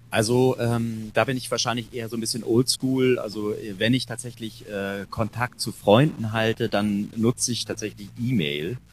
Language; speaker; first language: German; native; German